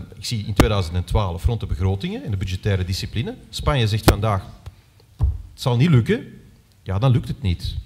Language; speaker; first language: Dutch; native; Dutch